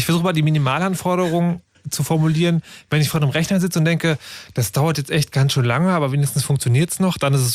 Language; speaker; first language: German; native; German